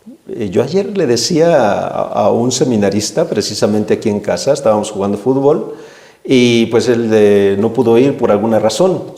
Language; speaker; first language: Spanish; native; Spanish